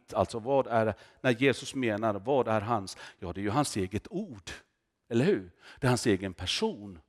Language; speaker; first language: Swedish; non-native, fluent; Finnish